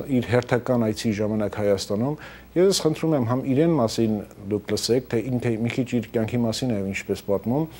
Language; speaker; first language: Armenian; early bilingual, heritage; Armenian